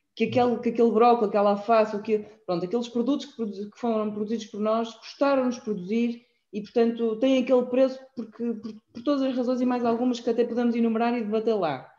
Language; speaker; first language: Portuguese; native; Portuguese